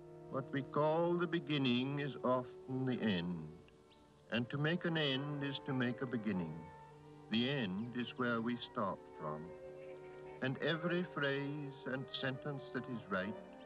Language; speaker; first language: English; native; English